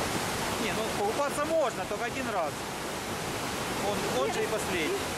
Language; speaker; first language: Russian; native; Russian